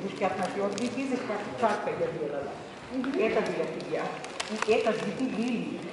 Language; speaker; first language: Russian; non-native, learner; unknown